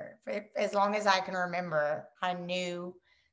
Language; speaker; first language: English; native; English